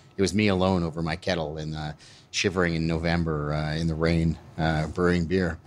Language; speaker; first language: English; native; English